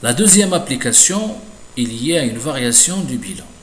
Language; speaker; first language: French; non-native, local second language; Arabic